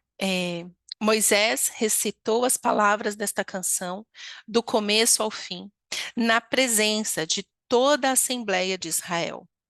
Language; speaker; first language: Portuguese; native; Portuguese